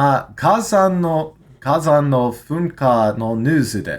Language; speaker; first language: Japanese; non-native, learner; English